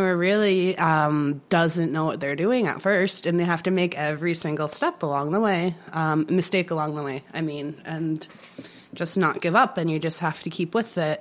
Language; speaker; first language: English; native; English